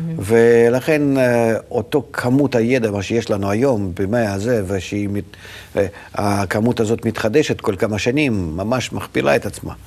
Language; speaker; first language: Hebrew; non-native, fluent; Russian